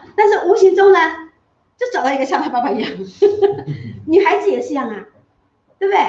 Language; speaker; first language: Chinese; native; Chinese